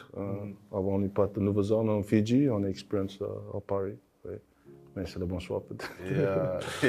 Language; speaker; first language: French; non-native, learner; English